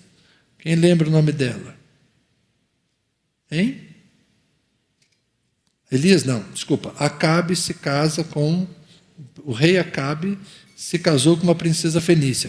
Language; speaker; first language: Portuguese; native; Portuguese